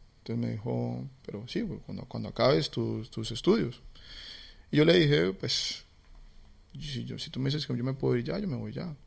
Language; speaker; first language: Spanish; native; Spanish